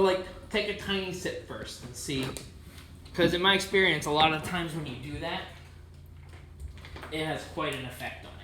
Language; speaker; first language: English; native; English